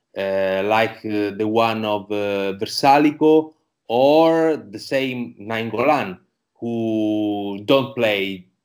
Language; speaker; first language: English; non-native, learner; Italian